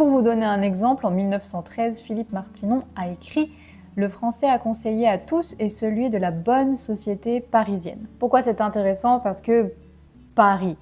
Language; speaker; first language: French; native; French